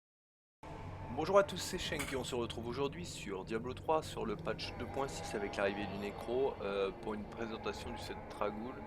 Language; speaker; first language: French; native; French